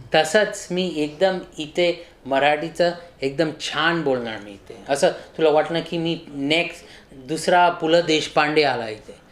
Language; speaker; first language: Marathi; early bilingual, heritage; Marathi